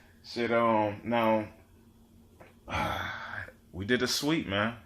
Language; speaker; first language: English; native; English